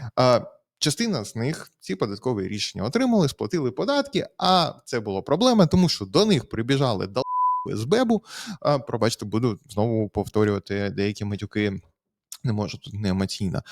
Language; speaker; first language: Ukrainian; native; Ukrainian